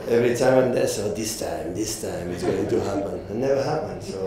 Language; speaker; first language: English; non-native, fluent; Spanish